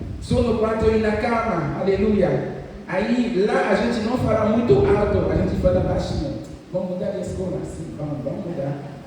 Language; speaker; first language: Portuguese; non-native, fluent; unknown